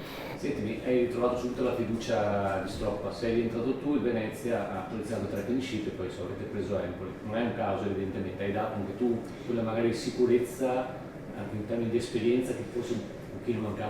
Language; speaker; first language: Italian; native; Italian